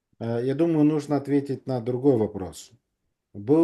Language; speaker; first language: Russian; native; Russian